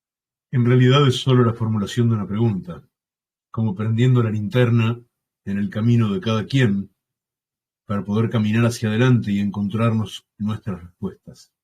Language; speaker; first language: Spanish; native; Spanish